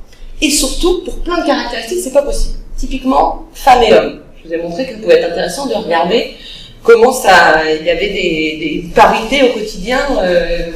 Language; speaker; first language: French; native; French